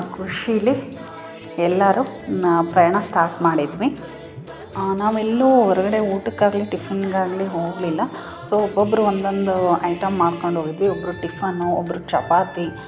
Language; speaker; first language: Kannada; native; Kannada